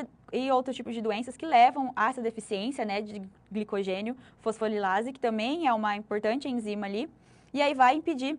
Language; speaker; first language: Portuguese; native; Portuguese